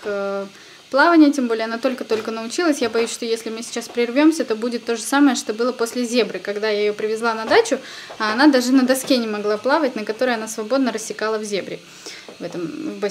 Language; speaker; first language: Russian; native; Russian